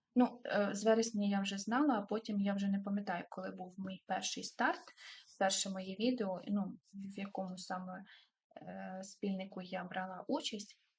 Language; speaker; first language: Ukrainian; non-native, local second language; Russian